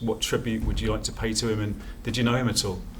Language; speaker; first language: English; native; English